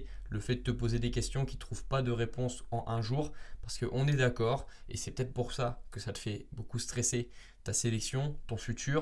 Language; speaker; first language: French; native; French